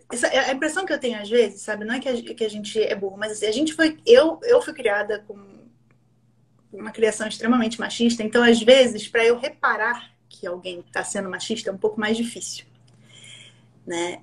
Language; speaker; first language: Portuguese; native; Portuguese